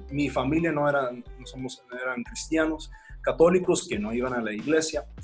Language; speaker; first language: Spanish; early bilingual, heritage; Spanish